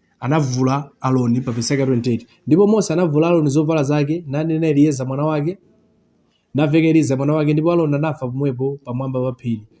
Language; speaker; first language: Nyanja; non-native, local second language; Tumbuka